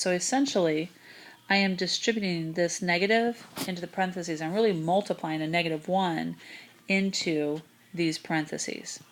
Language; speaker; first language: English; native; English